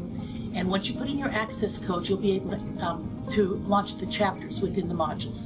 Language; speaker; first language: English; native; English